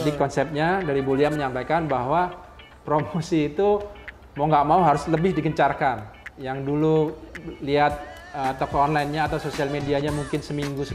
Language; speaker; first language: Indonesian; native; Indonesian